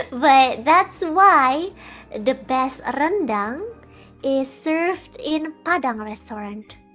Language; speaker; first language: English; non-native, fluent; Indonesian